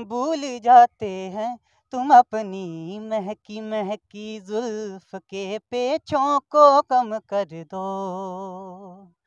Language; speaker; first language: Hindi; native; Hindi